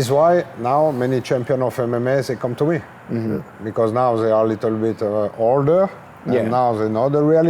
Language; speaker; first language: English; non-native, learner; French